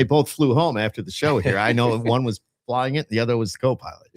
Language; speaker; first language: English; native; English